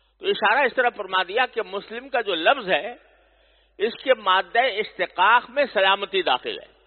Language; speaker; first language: Urdu; native; Urdu